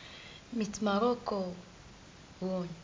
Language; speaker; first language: Dutch; non-native, learner; Arabic